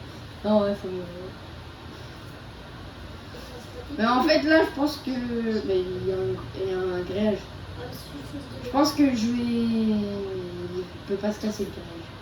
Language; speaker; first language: French; native; French